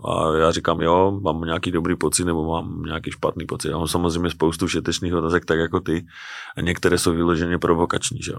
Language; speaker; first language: Czech; native; Czech